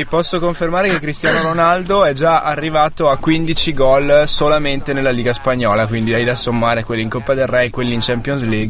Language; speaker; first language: Italian; native; Italian